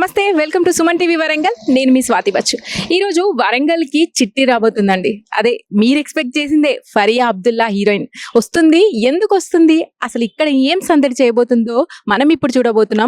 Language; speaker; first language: Telugu; native; Telugu